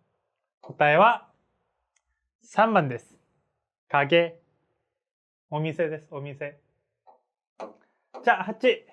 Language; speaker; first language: Japanese; non-native, fluent; Korean